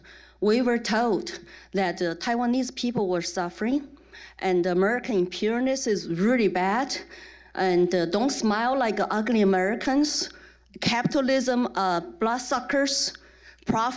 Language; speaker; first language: English; non-native, fluent; Chinese